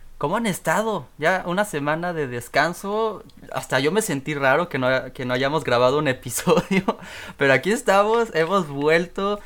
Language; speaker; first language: Spanish; native; Spanish